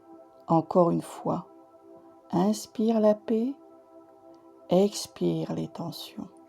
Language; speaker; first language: French; native; French